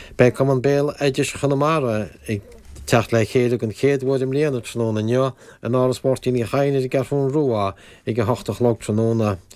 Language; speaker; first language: Irish; native; Irish